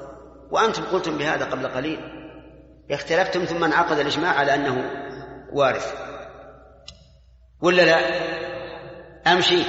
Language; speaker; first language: Arabic; native; Arabic